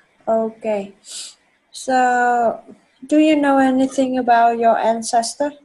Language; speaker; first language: English; non-native, fluent; Vietnamese